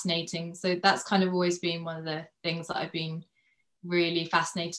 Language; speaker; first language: English; native; English